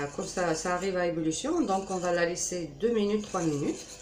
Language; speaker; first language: French; non-native, local second language; Arabic